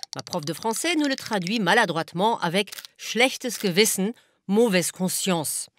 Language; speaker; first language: French; non-native, fluent; German